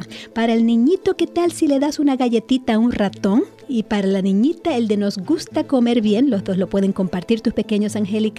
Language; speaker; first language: Spanish; native; Spanish